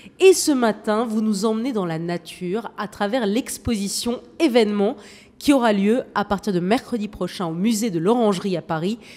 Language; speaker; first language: French; native; French